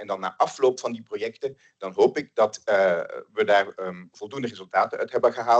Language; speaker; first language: Dutch; native; Dutch